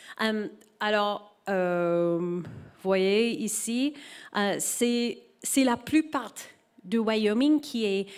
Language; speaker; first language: French; non-native, learner; English